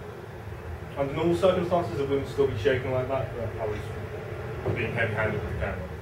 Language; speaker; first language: English; native; English